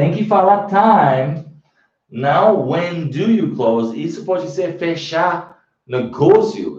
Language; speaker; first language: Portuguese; non-native, fluent; English